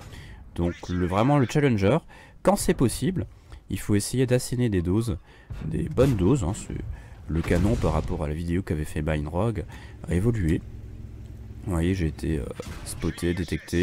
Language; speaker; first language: French; native; French